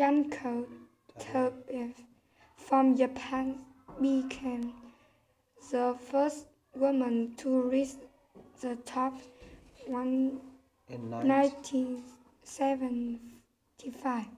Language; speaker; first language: English; non-native, learner; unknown